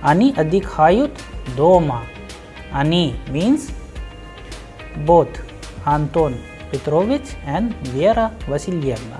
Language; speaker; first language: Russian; non-native, fluent; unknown